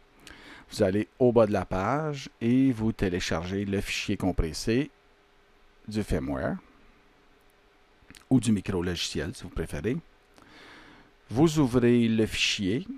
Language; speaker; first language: French; native; French